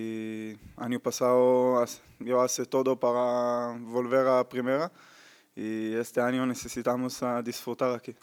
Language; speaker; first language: Spanish; non-native, learner; Hebrew